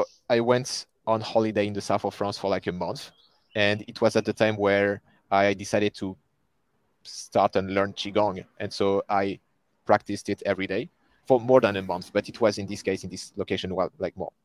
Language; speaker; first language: English; non-native, fluent; French